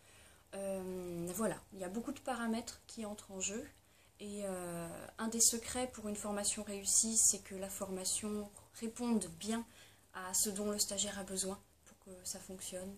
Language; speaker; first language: French; native; French